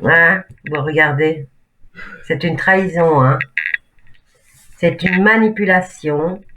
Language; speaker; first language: French; native; French